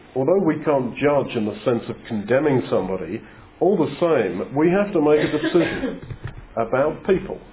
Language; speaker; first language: English; native; English